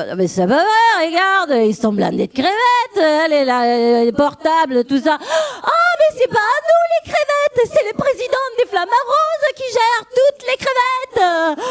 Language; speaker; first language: French; non-native, fluent; Italian